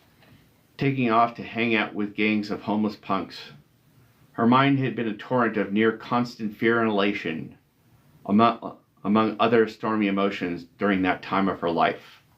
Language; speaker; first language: English; native; English